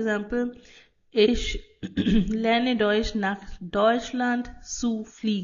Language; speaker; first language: German; non-native, fluent; Hindi